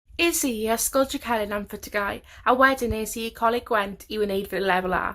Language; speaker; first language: Welsh; non-native, local second language; English